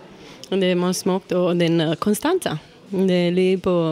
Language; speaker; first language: Danish; non-native, learner; Romanian